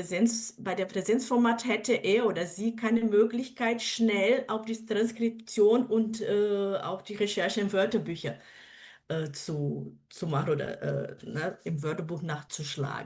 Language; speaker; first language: German; non-native, fluent; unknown